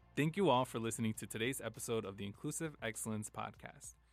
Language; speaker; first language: English; native; English